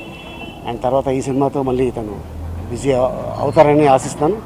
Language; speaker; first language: Telugu; native; Telugu